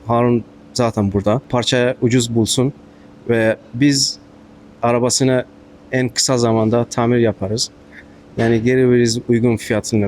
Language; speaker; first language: Turkish; non-native, learner; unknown